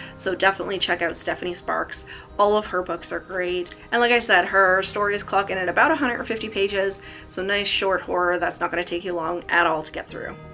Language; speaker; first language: English; native; English